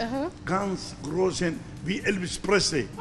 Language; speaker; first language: German; non-native, learner; Turkish